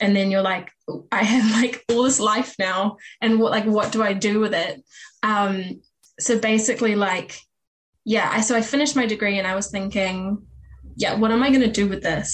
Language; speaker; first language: English; native; English